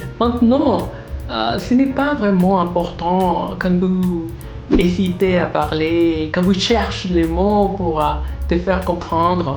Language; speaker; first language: French; non-native, learner; Spanish